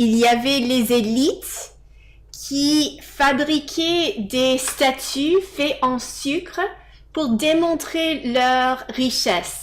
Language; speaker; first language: French; non-native, fluent; English